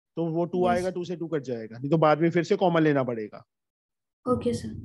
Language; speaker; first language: Hindi; native; Hindi